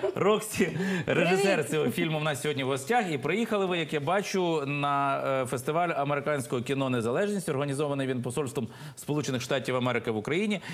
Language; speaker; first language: Ukrainian; native; Ukrainian